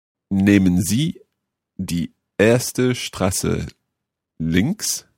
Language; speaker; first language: German; non-native, learner; English